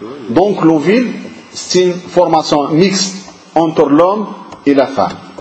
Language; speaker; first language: French; non-native, local second language; Arabic